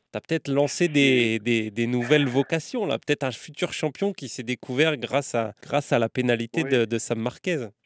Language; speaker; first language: French; native; French